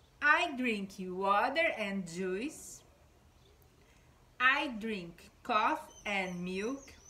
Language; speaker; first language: English; non-native, fluent; Portuguese